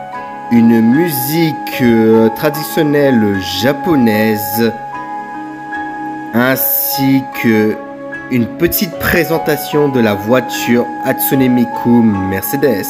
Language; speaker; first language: French; native; French